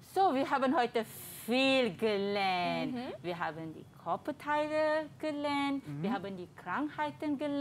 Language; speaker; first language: German; non-native, learner; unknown